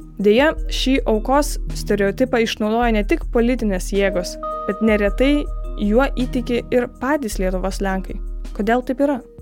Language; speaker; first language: Lithuanian; non-native, local second language; Polish